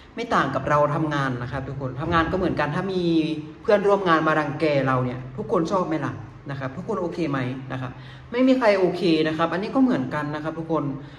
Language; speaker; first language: Thai; native; Thai